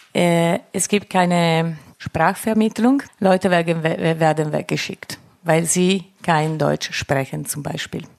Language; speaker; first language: German; non-native, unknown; Italian